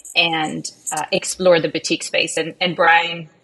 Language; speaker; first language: English; non-native, fluent; Swedish